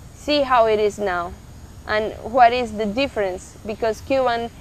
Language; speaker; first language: English; non-native, fluent; Spanish